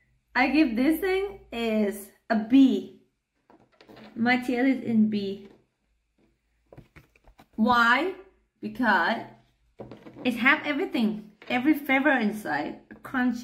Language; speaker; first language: English; non-native, learner; Thai